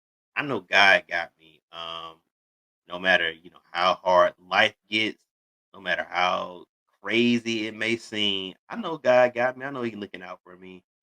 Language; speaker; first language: English; native; English